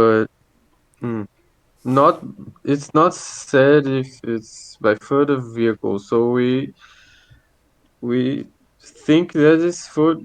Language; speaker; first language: English; non-native, fluent; Portuguese